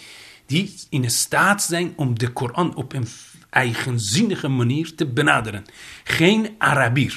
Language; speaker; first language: Dutch; non-native, fluent; Persian